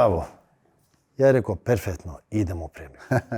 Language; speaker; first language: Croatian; early bilingual, heritage; Bosnian